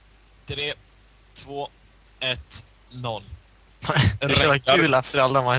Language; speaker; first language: Swedish; native; Swedish